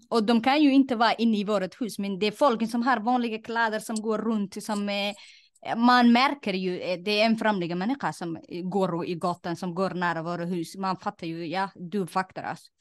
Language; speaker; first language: Swedish; non-native, fluent; Somali